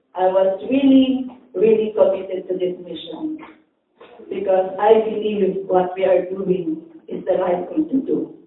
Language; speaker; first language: English; non-native, local second language; Filipino